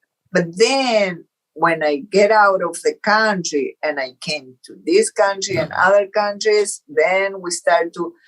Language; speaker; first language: English; non-native, fluent; Portuguese